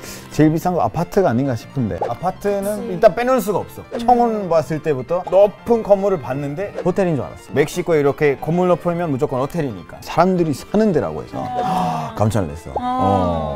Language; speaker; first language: Korean; non-native, fluent; Spanish